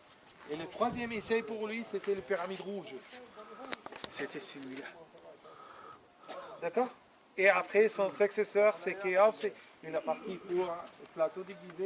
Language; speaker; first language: French; non-native, fluent; Arabic